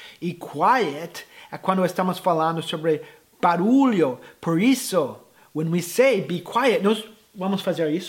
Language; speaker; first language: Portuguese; non-native, fluent; English